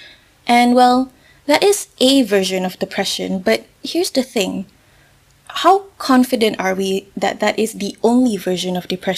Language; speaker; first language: English; non-native, local second language; Malay